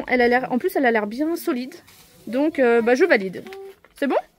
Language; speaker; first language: French; native; French